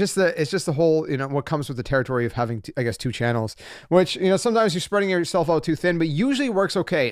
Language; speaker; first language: English; native; English